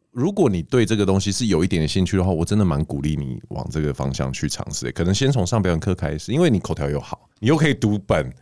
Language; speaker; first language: Chinese; native; Chinese